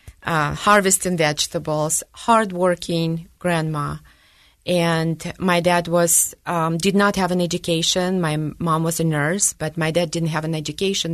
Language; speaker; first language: English; non-native, fluent; Russian